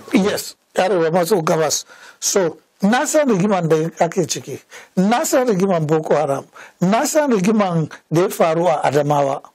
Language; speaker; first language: Hausa; non-native, local second language; Fula